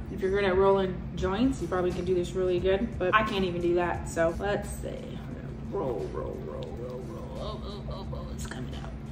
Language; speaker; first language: English; native; English